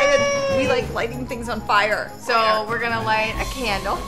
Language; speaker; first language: English; native; English